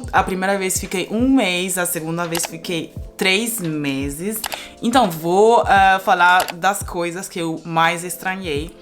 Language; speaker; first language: Portuguese; non-native, fluent; Spanish